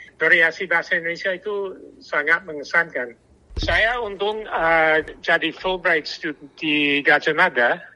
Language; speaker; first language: Indonesian; non-native, fluent; English